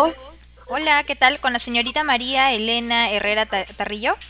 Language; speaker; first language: Spanish; native; Spanish